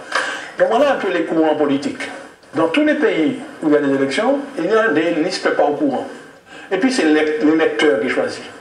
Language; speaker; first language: French; native; French